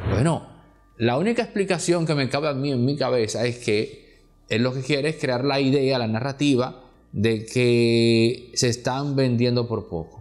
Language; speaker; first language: Spanish; native; Spanish